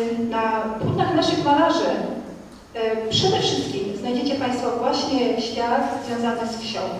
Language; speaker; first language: Polish; native; Polish